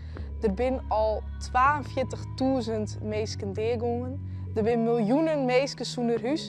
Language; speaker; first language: Dutch; non-native, local second language; Western Frisian